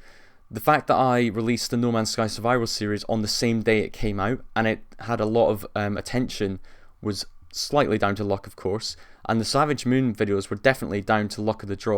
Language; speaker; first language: English; native; English